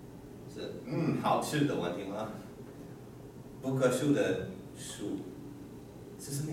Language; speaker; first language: Chinese; non-native, learner; English